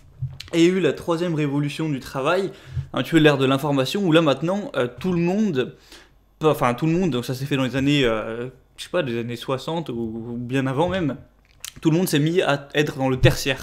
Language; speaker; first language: French; native; French